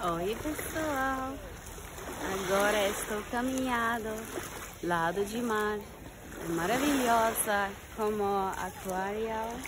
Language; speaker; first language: Portuguese; non-native, learner; Turkish